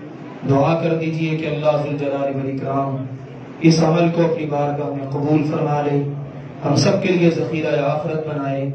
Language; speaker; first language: Urdu; native; Urdu